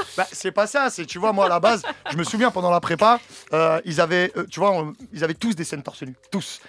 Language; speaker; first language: French; early bilingual, other home language; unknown